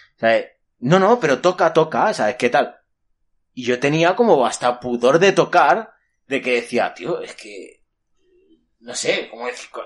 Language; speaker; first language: Spanish; native; Spanish